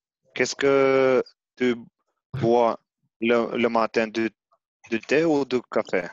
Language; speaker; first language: French; non-native, learner; Albanian